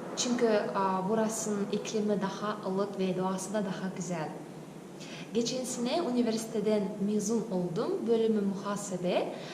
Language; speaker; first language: Turkish; non-native, fluent; Kazakh